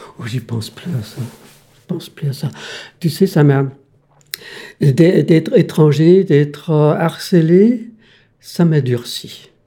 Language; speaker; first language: French; non-native, fluent; Danish